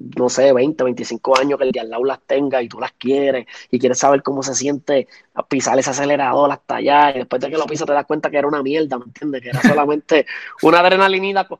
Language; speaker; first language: Spanish; native; Spanish